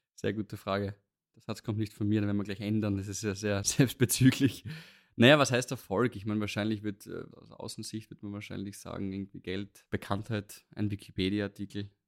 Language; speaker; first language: German; native; German